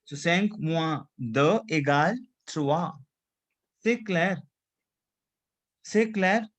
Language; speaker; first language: French; non-native, fluent; Hindi